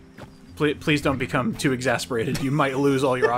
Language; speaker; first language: English; native; English